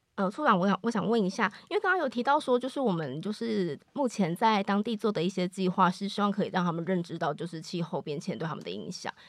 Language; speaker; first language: Chinese; native; Chinese